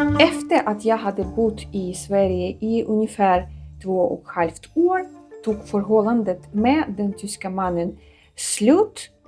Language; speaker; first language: Swedish; non-native, fluent; Ukrainian